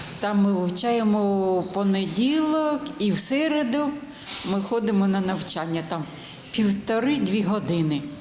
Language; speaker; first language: Ukrainian; non-native, local second language; Russian